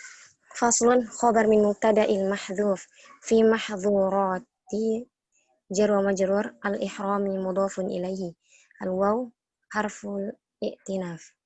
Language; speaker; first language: Arabic; non-native, learner; Indonesian